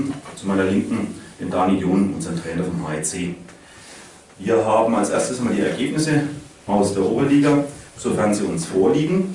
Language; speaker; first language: German; native; German